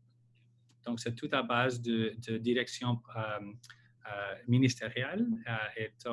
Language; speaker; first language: French; non-native, local second language; English